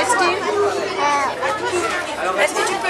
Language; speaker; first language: French; non-native, fluent; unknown